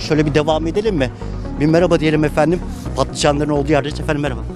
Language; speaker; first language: Turkish; native; Turkish